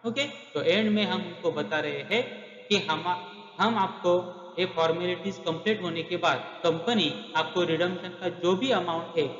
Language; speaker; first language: Hindi; non-native, local second language; Marathi